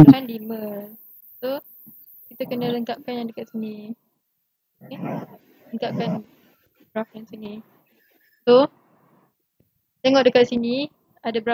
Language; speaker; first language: Malay; native; Malay